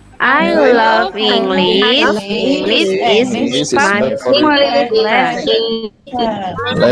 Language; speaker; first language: English; non-native, learner; Indonesian